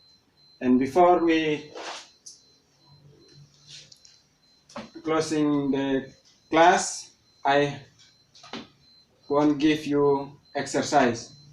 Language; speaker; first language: English; non-native, learner; Indonesian